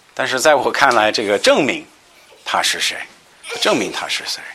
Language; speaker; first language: Chinese; non-native, fluent; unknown